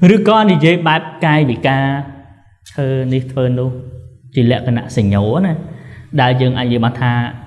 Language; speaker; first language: Khmer; non-native, local second language; Eastern Cham